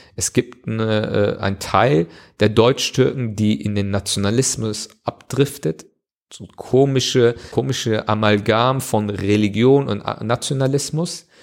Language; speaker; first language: German; early bilingual, other home language; Turkish